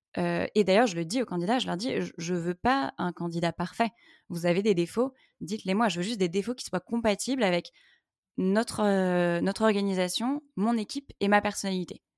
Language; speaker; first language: French; native; French